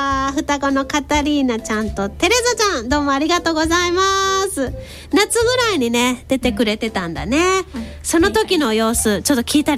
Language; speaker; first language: Japanese; native; Japanese